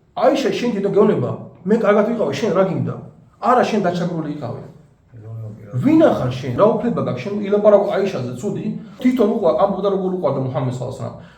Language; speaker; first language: Georgian; non-native, local second language; Azerbaijani